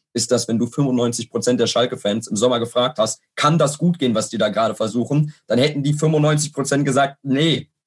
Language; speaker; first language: German; native; German